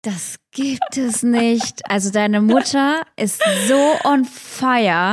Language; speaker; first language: German; early bilingual, other home language; Russian